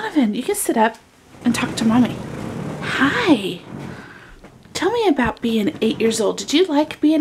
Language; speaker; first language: English; native; English